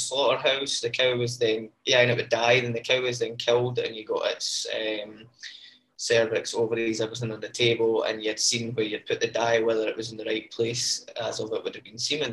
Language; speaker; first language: English; native; English